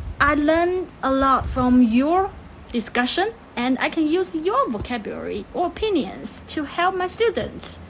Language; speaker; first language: English; non-native, learner; Chinese